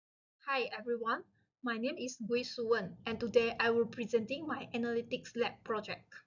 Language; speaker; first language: English; non-native, local second language; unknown